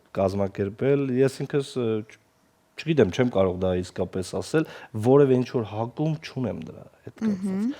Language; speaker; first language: Armenian; non-native, local second language; Kurdish